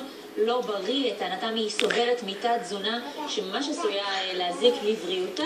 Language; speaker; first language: Hebrew; native; Hebrew